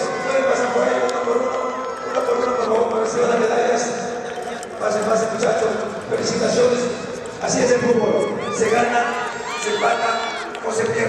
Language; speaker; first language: Spanish; native; Spanish